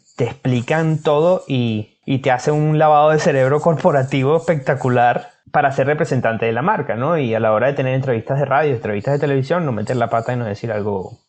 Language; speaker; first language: Spanish; native; Spanish